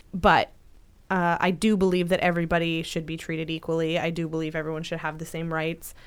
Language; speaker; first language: English; native; English